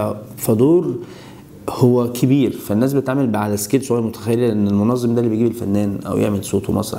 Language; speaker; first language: Arabic; native; Arabic